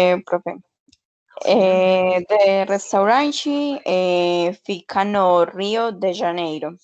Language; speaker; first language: Portuguese; non-native, learner; Spanish